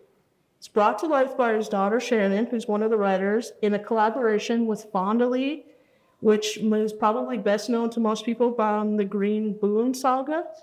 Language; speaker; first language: English; native; English